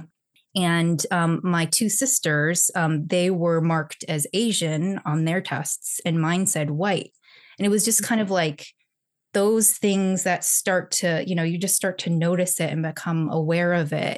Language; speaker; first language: English; early bilingual, other home language; Chinese